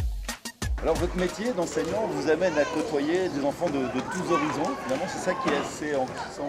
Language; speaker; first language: French; native; French